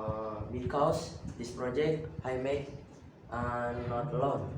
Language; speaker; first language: English; non-native, learner; Indonesian